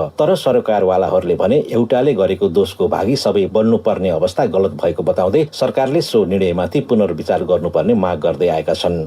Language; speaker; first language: Nepali; native; Nepali